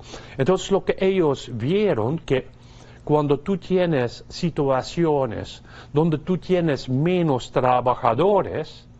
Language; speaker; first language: Spanish; non-native, fluent; Dutch